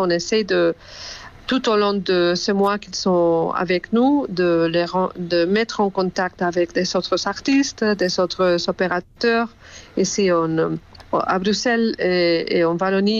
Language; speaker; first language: French; non-native, fluent; Spanish